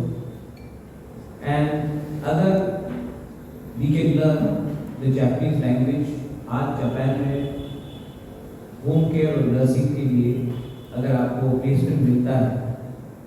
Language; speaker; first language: Hindi; non-native, local second language; Kok Borok